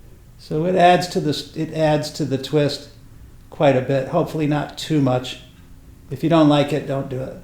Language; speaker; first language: English; native; English